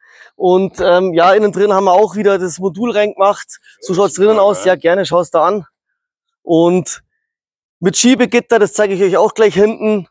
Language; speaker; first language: German; native; German